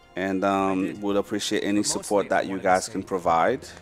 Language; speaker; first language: English; native; English